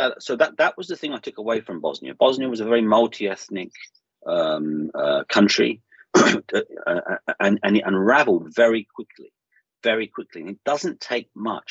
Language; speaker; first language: English; native; English